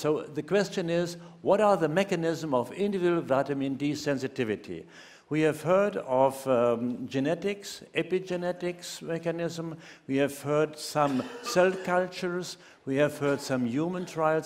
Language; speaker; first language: English; non-native, fluent; German